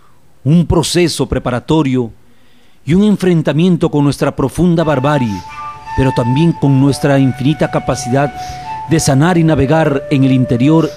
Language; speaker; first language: Spanish; native; Spanish